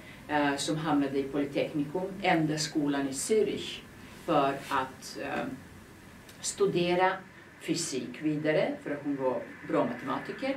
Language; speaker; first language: Swedish; non-native, fluent; Serbian